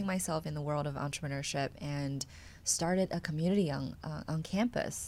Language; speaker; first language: English; non-native, fluent; Chinese